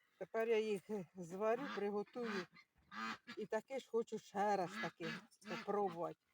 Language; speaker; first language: Ukrainian; native; Ukrainian